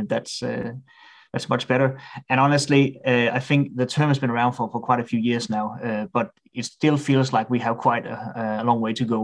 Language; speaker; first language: English; non-native, fluent; Danish